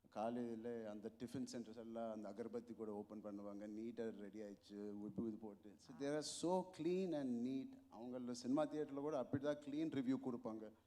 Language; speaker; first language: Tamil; non-native, local second language; Telugu